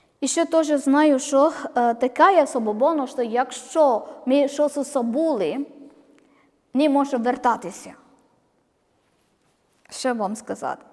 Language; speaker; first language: Ukrainian; non-native, learner; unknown